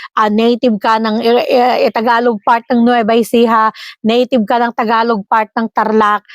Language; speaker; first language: Filipino; non-native, local second language; Iloko